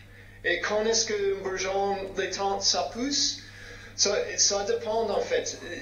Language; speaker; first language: French; non-native, fluent; English